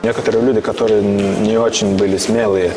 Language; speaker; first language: Russian; non-native, local second language; Latvian